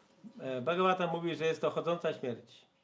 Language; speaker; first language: Polish; native; Polish